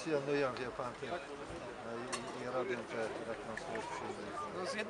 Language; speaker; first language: Polish; native; Polish